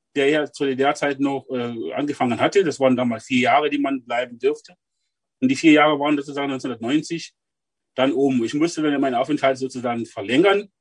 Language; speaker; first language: German; non-native, fluent; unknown